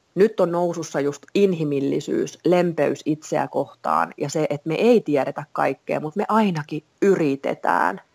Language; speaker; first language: Finnish; native; Finnish